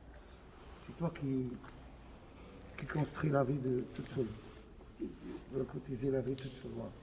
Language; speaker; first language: French; non-native, fluent; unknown